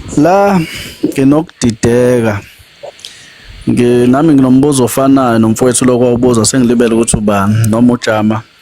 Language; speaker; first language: Zulu; native; Zulu